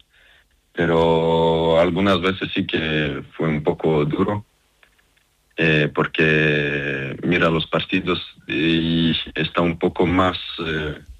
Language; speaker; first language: Spanish; non-native, fluent; French